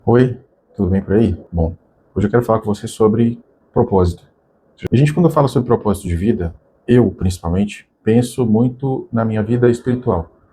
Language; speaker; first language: Portuguese; native; Portuguese